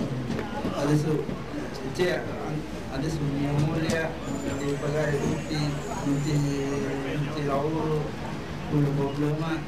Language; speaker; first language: Italian; non-native, learner; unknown